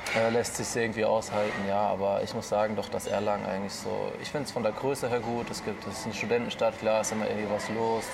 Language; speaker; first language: German; native; German